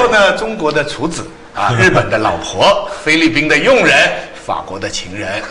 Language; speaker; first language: Chinese; native; Chinese